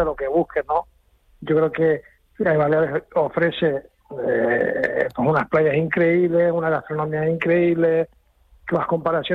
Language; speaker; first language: Spanish; native; Spanish